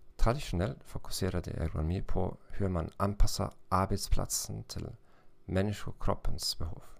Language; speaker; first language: Swedish; non-native, fluent; German